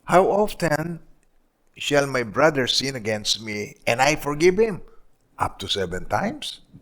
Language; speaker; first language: English; non-native, local second language; Filipino